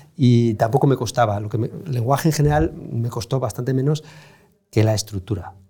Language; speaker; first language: Spanish; native; Spanish